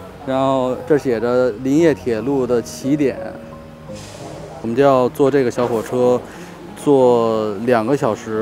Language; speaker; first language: Chinese; native; Chinese